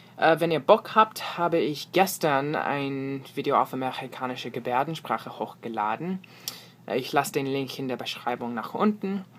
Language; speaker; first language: German; non-native, fluent; English